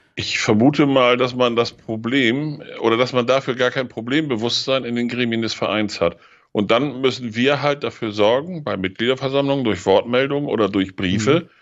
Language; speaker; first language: German; native; German